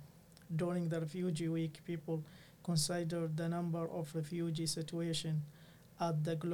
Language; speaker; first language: English; non-native, learner; Arabic